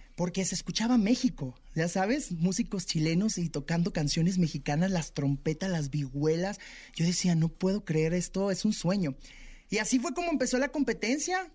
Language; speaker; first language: Spanish; native; Spanish